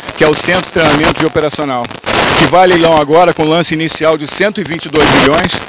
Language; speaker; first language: Portuguese; native; Portuguese